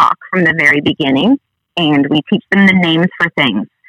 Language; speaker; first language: English; native; English